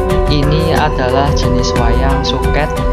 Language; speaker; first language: Indonesian; native; Indonesian